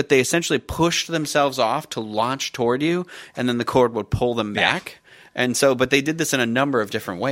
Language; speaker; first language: English; native; English